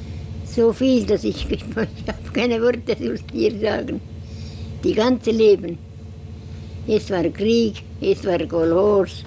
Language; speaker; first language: German; non-native, learner; Estonian